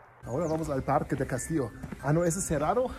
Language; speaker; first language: Spanish; non-native, learner; German